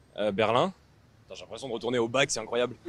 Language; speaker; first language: French; native; French